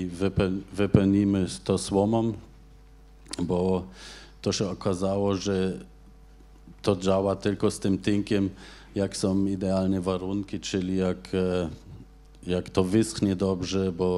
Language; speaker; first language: Polish; non-native, fluent; German